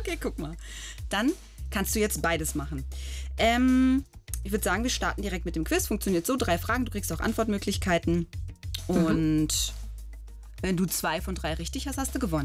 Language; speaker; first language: German; native; German